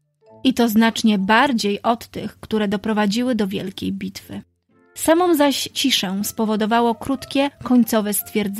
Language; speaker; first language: Polish; native; Polish